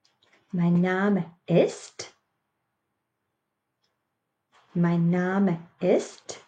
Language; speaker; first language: German; non-native, fluent; Latvian